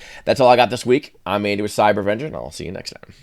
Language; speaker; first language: English; native; English